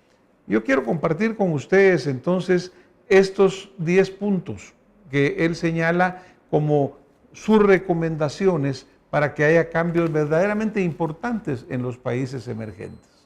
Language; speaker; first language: Spanish; native; Spanish